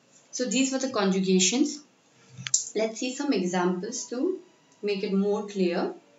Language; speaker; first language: English; non-native, local second language; Hindi